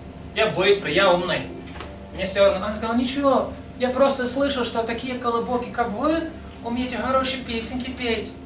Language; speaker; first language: Russian; non-native, fluent; English